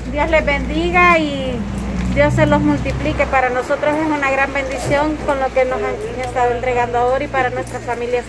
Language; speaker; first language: Spanish; native; Spanish